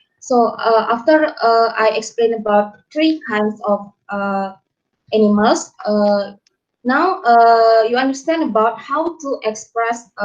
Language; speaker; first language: English; non-native, learner; Indonesian